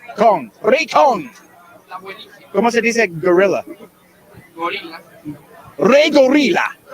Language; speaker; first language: Spanish; non-native, learner; English